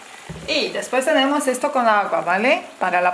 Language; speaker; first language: Spanish; non-native, fluent; Italian